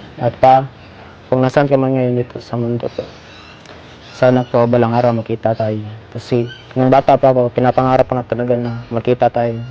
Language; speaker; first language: Filipino; non-native, local second language; Cebuano